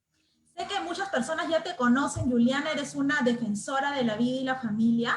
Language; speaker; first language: Spanish; native; Spanish